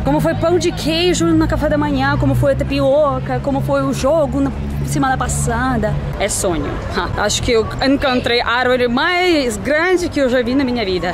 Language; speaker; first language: Portuguese; non-native, fluent; Russian